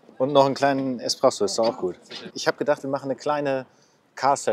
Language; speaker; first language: German; native; German